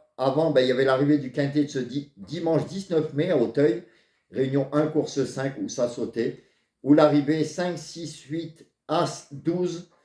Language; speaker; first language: French; native; French